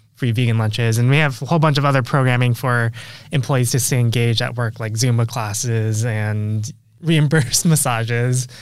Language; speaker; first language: English; native; English